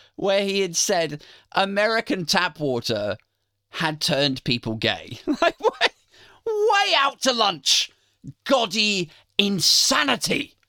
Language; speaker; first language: English; native; English